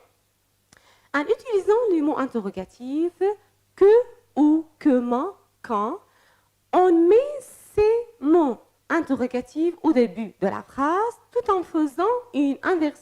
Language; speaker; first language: French; non-native, fluent; Arabic